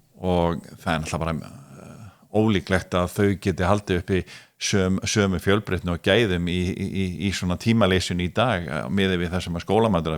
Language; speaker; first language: Icelandic; native; Icelandic